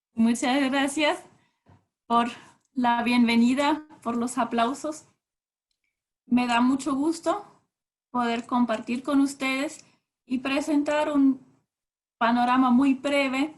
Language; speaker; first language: Spanish; non-native, fluent; German